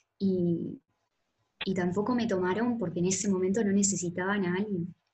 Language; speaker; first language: Spanish; native; Spanish